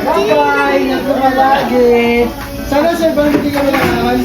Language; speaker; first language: Filipino; native; Filipino